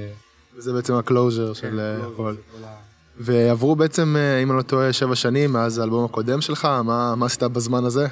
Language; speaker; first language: Hebrew; native; Hebrew